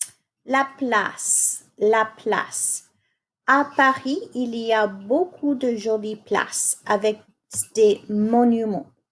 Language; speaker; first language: French; non-native, fluent; English